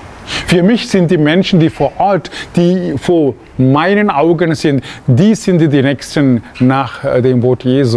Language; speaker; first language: German; non-native, fluent; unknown